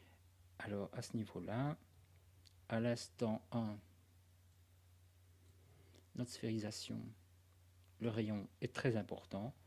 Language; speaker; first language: French; native; French